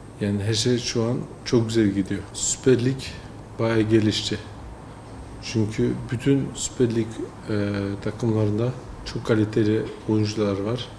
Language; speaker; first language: Turkish; early bilingual, heritage; French